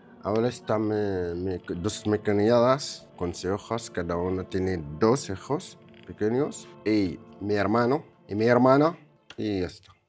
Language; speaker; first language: Spanish; non-native, learner; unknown